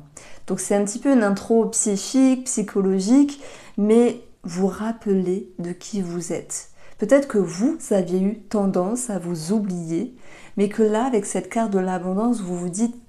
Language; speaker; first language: French; native; French